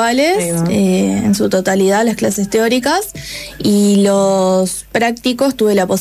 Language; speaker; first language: Spanish; native; Spanish